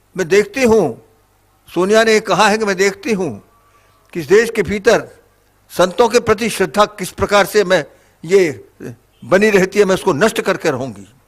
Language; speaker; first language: Hindi; native; Hindi